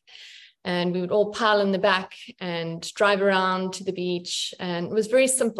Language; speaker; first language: English; native; English